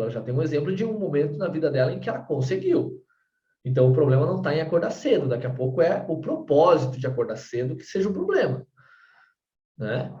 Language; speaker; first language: Portuguese; native; Portuguese